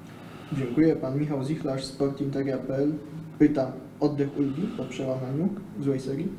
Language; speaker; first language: Polish; native; Polish